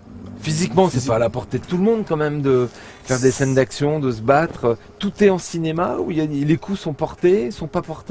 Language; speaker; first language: French; native; French